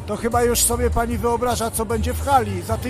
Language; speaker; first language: Polish; native; Polish